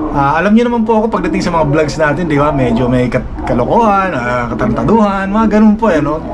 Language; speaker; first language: Filipino; native; Filipino